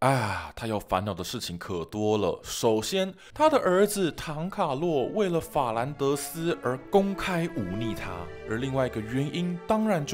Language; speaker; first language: Chinese; native; Chinese